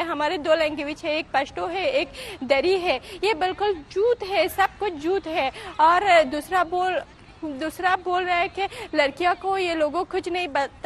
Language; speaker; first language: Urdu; non-native, learner; Pashto